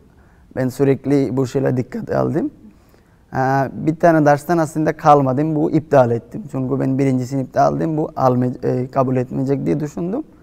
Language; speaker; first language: Turkish; non-native, fluent; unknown